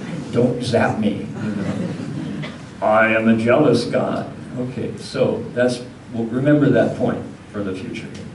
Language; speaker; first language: English; native; English